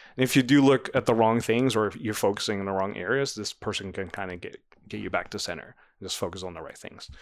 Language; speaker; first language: English; non-native, fluent; Dutch